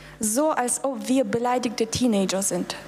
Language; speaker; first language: German; non-native, fluent; Russian